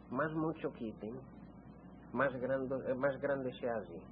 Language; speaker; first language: Spanish; non-native, fluent; English